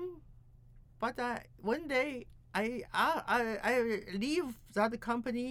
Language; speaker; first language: English; non-native, learner; Chinese